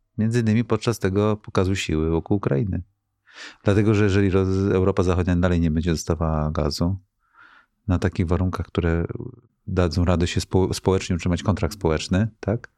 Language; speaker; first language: Polish; native; Polish